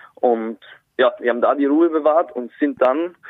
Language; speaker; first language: German; native; German